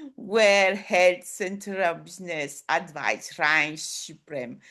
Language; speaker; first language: English; non-native, learner; French